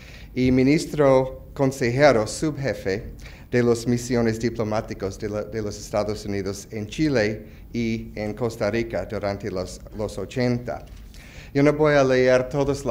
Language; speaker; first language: Spanish; non-native, fluent; English